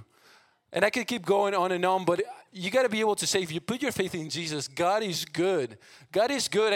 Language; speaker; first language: English; non-native, fluent; Spanish